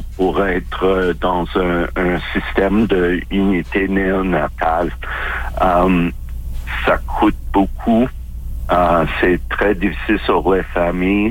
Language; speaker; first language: French; non-native, local second language; English